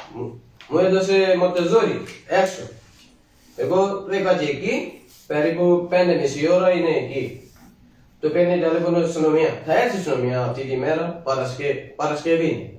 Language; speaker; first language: Greek; non-native, learner; Punjabi